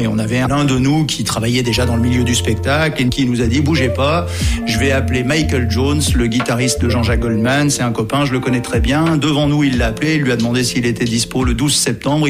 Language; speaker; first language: French; native; French